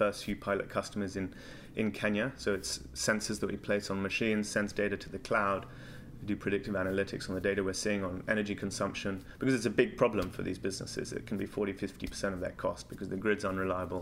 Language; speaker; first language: English; native; English